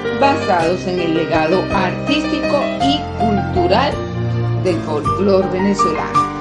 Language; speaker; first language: Spanish; native; Spanish